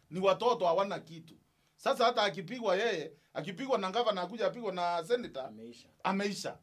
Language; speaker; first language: Swahili; non-native, local second language; Meru